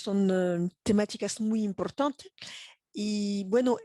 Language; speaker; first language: Spanish; non-native, fluent; French